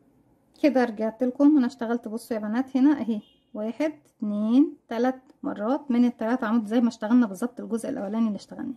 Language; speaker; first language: Arabic; native; Arabic